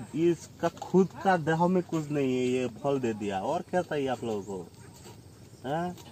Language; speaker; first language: Hindi; non-native, local second language; Assamese